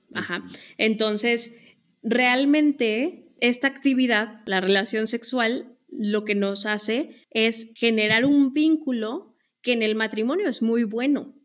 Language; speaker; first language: Spanish; native; Spanish